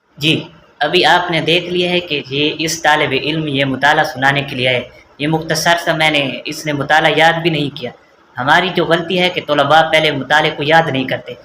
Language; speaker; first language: Urdu; non-native, local second language; Baluchi